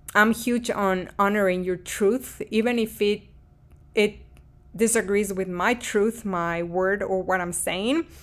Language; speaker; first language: English; early bilingual, other home language; Spanish